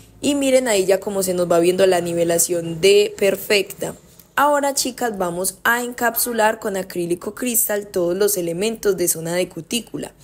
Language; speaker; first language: Spanish; native; Spanish